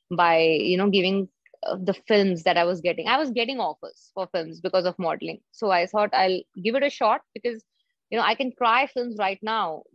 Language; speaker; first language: English; non-native, local second language; Hindi